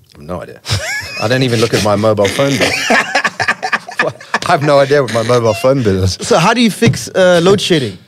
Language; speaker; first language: English; native; English